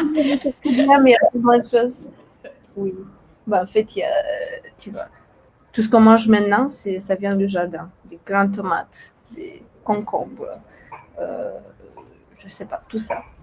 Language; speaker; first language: French; non-native, fluent; Romanian